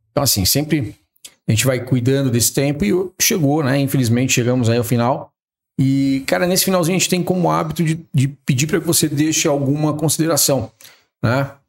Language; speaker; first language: Portuguese; native; Portuguese